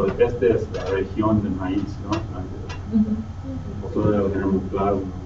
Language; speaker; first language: Spanish; non-native, learner; English